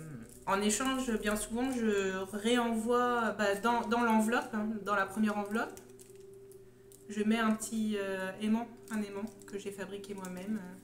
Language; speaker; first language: French; native; French